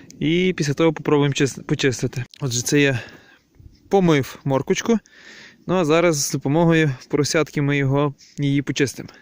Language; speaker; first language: Ukrainian; native; Ukrainian